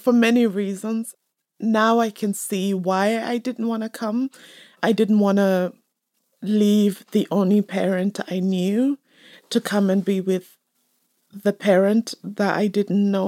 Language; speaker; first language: English; native; English